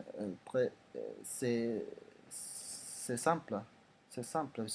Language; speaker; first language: French; non-native, learner; Indonesian